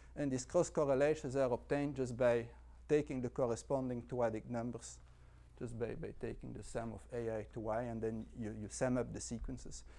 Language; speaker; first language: English; non-native, fluent; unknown